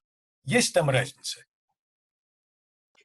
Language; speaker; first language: Russian; native; Russian